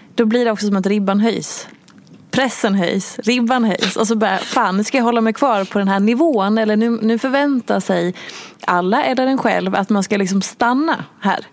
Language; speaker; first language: Swedish; native; Swedish